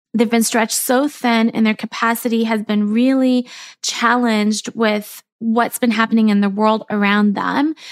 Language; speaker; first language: English; native; English